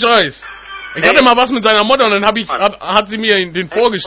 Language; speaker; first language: German; native; German